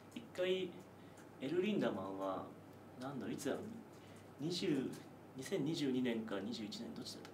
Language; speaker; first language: Japanese; native; Japanese